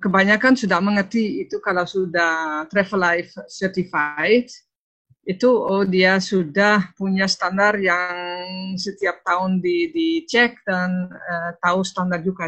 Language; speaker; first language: Indonesian; non-native, fluent; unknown